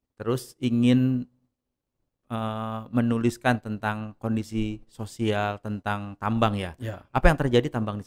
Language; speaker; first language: Indonesian; native; Indonesian